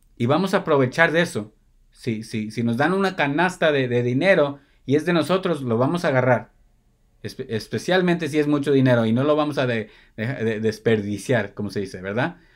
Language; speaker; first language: Spanish; early bilingual, heritage; Spanish